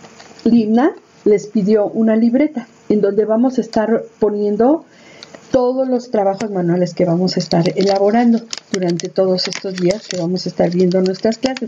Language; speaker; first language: Spanish; native; Spanish